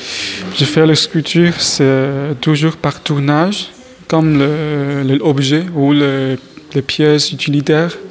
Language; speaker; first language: French; non-native, fluent; Chinese